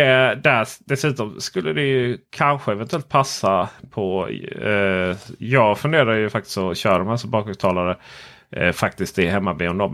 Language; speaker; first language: Swedish; native; Swedish